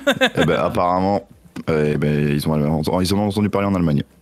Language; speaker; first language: French; native; French